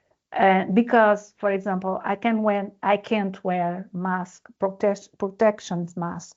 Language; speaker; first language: English; non-native, learner; Portuguese